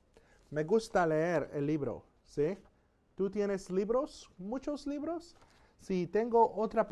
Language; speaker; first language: Spanish; non-native, fluent; English